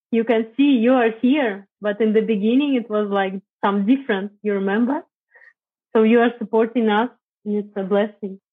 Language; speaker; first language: English; non-native, fluent; Russian